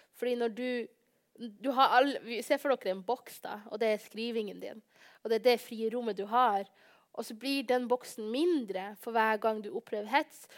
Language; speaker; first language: Norwegian; early bilingual, other home language; Somali